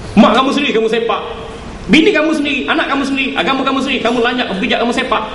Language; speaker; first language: Malay; native; Malay